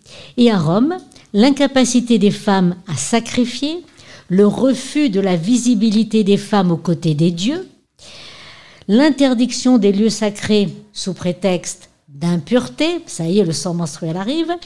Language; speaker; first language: French; native; French